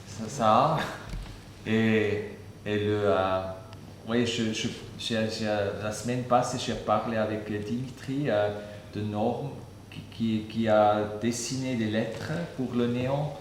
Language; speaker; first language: French; non-native, fluent; German